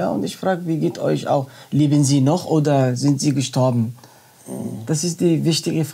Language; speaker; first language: German; non-native, learner; Arabic